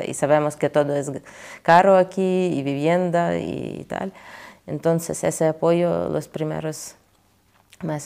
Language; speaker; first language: Spanish; non-native, fluent; Ukrainian